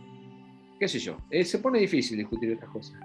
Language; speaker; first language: Spanish; native; Spanish